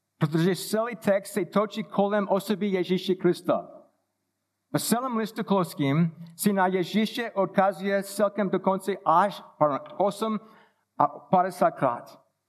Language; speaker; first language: Czech; non-native, fluent; English